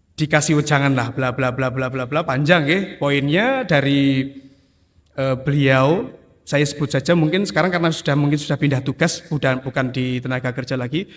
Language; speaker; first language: Indonesian; non-native, local second language; Javanese